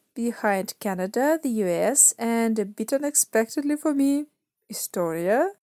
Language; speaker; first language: English; non-native, fluent; Russian